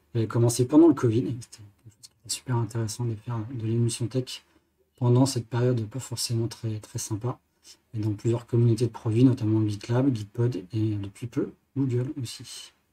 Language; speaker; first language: French; native; French